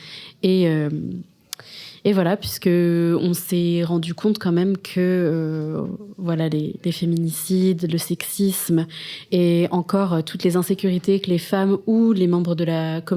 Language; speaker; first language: French; native; French